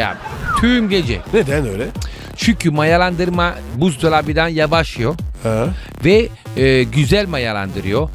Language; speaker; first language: Turkish; non-native, learner; Italian